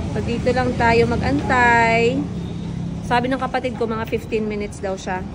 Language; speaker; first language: Filipino; non-native, local second language; Cebuano